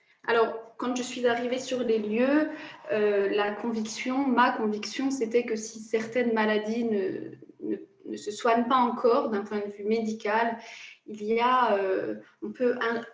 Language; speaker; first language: French; native; French